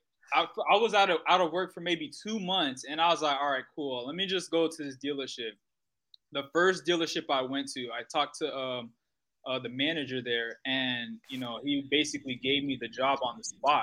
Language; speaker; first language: English; native; English